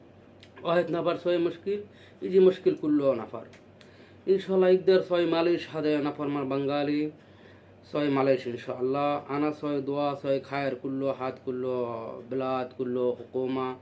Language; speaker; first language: Arabic; non-native, learner; Bangla